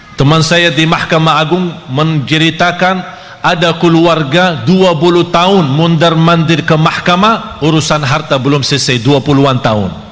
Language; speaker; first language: Malay; non-native, fluent; Arabic